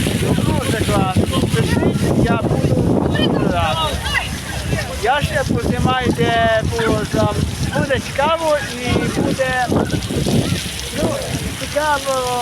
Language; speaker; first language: Ukrainian; native; Ukrainian